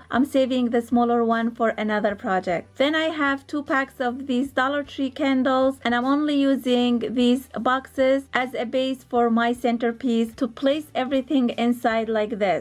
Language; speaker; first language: English; non-native, fluent; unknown